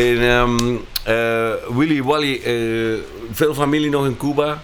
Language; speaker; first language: Dutch; non-native, fluent; Spanish